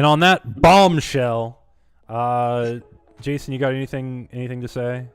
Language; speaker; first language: English; native; English